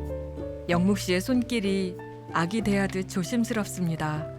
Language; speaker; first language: Korean; native; Korean